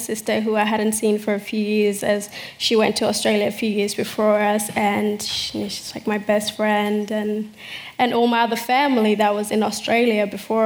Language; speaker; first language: English; early bilingual, other home language; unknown